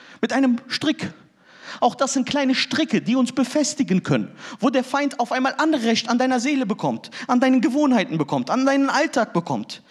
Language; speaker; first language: German; early bilingual, other home language; Turkish